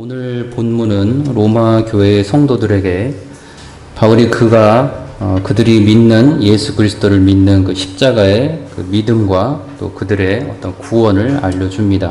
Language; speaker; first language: Korean; native; Korean